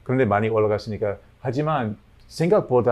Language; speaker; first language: Korean; non-native, learner; English